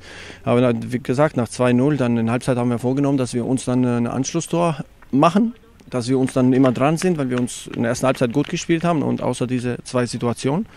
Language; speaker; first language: German; non-native, fluent; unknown